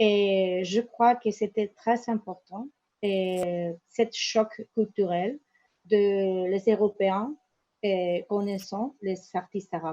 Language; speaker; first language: French; non-native, learner; Spanish